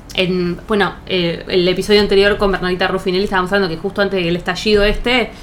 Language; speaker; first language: Spanish; native; Spanish